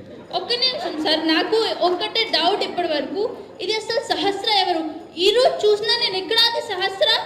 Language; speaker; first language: Telugu; non-native, learner; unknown